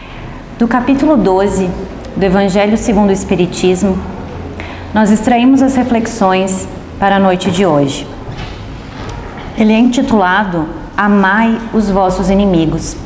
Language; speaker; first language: Portuguese; native; Portuguese